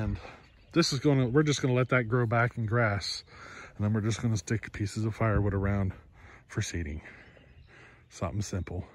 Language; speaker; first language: English; native; English